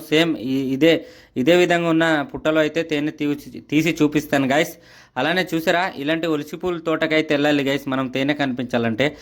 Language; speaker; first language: Telugu; native; Telugu